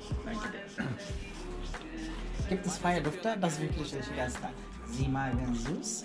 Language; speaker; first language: German; non-native, learner; Arabic